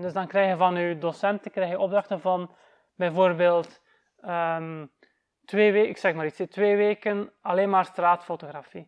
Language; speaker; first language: Dutch; native; Dutch